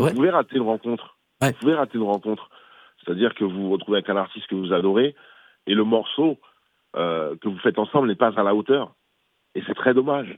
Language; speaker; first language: French; early bilingual, other home language; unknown